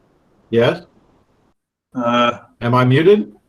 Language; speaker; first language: English; native; English